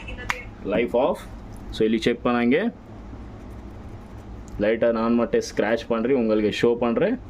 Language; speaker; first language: Tamil; non-native, local second language; Kannada